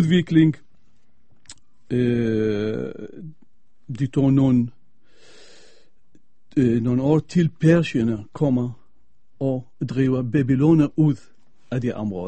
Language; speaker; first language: Danish; non-native, fluent; Arabic